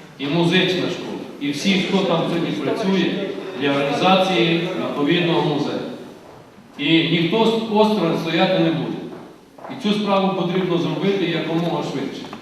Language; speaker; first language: Ukrainian; native; Ukrainian